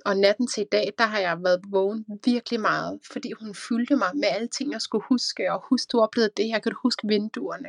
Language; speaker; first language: Danish; native; Danish